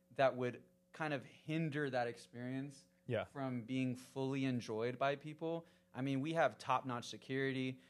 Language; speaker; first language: English; early bilingual, other home language; Spanish